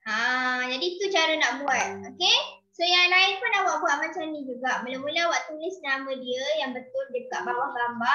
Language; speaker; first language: Malay; native; Malay